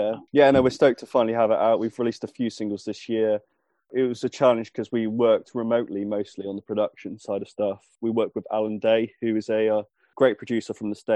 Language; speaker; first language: English; native; English